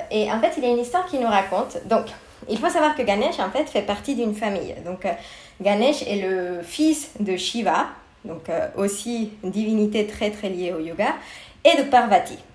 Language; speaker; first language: French; non-native, fluent; Spanish